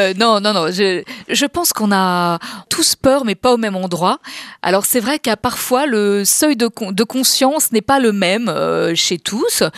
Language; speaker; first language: French; native; French